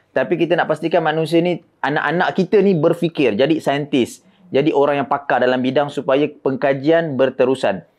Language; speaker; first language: Malay; native; Malay